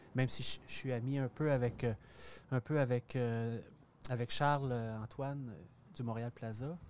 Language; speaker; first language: French; native; French